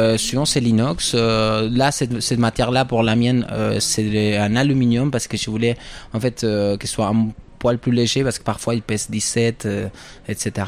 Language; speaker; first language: French; non-native, fluent; Spanish